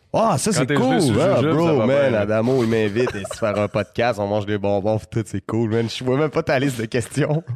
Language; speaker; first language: French; native; French